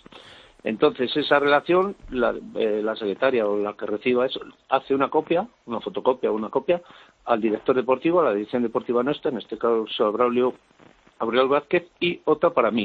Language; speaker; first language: Spanish; native; Spanish